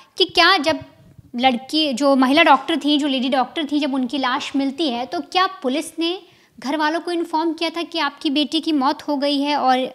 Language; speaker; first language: Hindi; native; Hindi